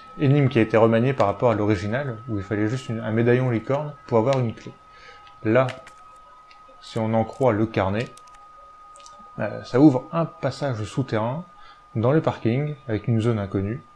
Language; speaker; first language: French; native; French